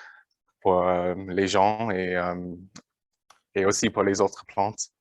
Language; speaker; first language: French; non-native, learner; English